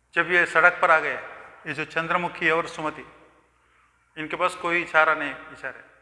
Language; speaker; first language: Hindi; non-native, local second language; Telugu